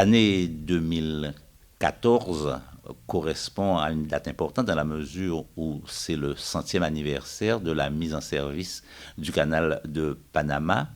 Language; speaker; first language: French; native; French